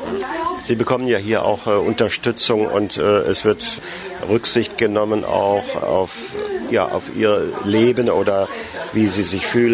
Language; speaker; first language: German; native; German